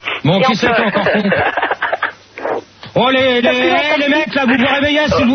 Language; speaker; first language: French; native; French